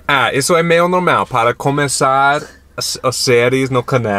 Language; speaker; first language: Portuguese; non-native, fluent; English